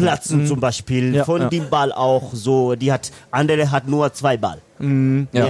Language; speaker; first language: German; non-native, learner; Swahili